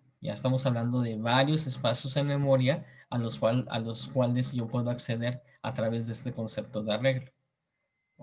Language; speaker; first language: Spanish; native; Spanish